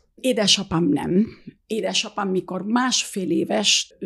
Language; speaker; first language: Hungarian; early bilingual, heritage; Hungarian